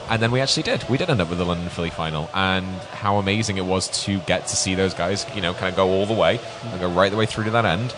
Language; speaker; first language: English; native; English